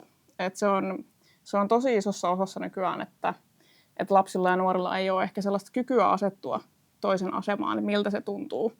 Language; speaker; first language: Finnish; native; Finnish